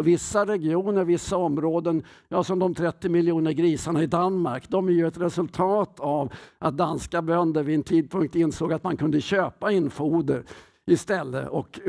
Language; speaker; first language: Swedish; native; Swedish